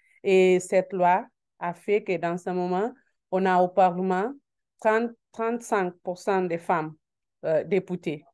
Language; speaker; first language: French; non-native, learner; Portuguese